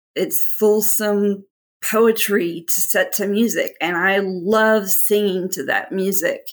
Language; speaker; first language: English; native; English